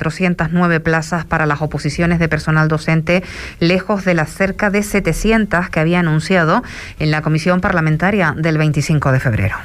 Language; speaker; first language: Spanish; native; Spanish